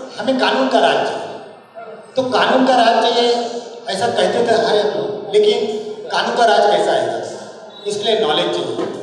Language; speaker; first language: Hindi; non-native, local second language; Marathi